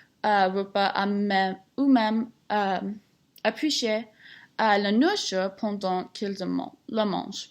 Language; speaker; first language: French; non-native, learner; English